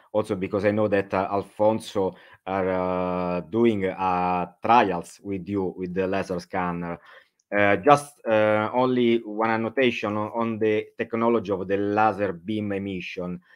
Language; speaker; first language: English; non-native, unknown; Italian